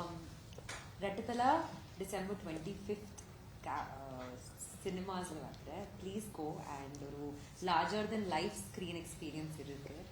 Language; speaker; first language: Tamil; non-native, learner; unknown